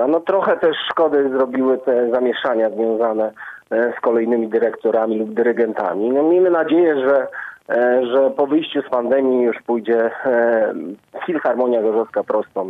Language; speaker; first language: Polish; native; Polish